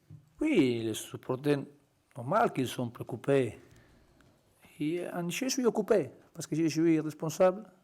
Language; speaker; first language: French; non-native, learner; Spanish